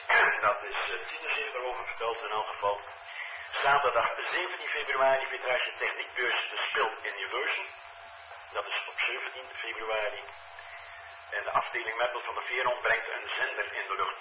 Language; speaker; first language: Dutch; native; Dutch